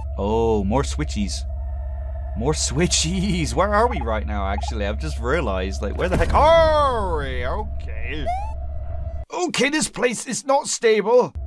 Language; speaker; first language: English; native; English